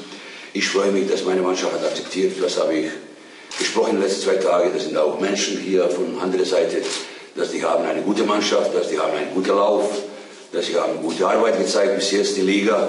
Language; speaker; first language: German; non-native, fluent; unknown